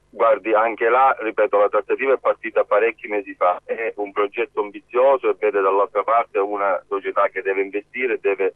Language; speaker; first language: Italian; native; Italian